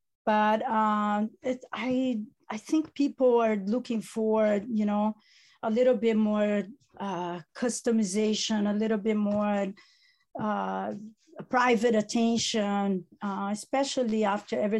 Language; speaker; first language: English; non-native, fluent; Italian